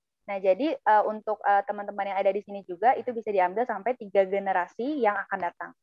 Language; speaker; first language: Indonesian; native; Indonesian